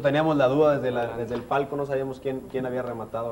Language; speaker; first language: Spanish; native; Spanish